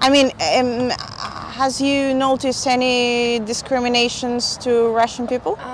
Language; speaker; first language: English; non-native, fluent; Spanish